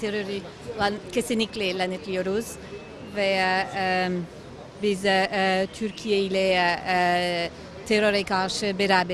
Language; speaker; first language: Turkish; non-native, fluent; French